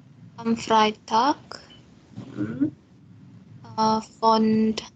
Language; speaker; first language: German; non-native, learner; Indonesian